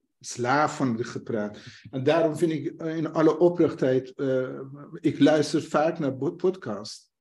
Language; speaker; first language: Dutch; non-native, fluent; Persian